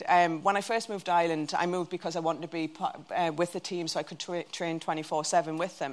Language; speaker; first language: English; native; English